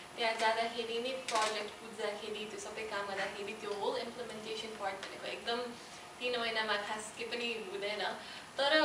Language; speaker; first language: Nepali; early bilingual, heritage; Nepali